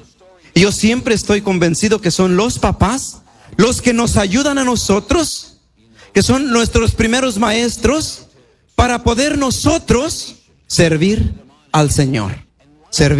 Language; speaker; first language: Spanish; native; Spanish